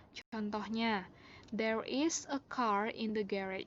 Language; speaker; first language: English; non-native, fluent; Indonesian